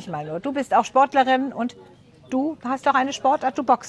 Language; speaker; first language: German; native; German